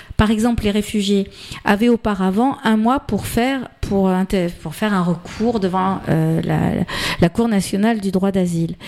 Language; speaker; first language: French; native; French